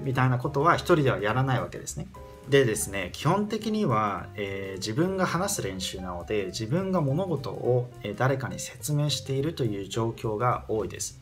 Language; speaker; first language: Japanese; native; Japanese